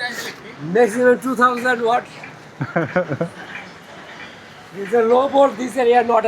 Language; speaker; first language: English; non-native, learner; Bangla